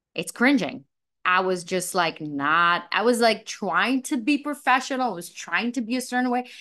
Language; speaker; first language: English; non-native, fluent; Russian